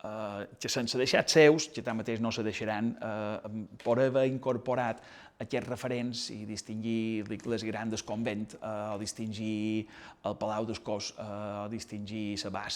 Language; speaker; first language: Catalan; native; Catalan